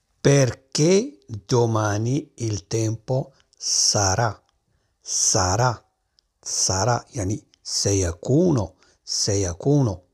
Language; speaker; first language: Italian; non-native, fluent; Arabic